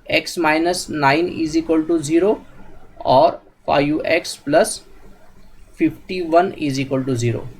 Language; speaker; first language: Hindi; non-native, local second language; Marathi